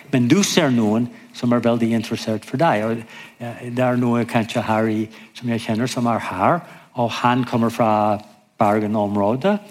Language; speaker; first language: Norwegian; non-native, fluent; English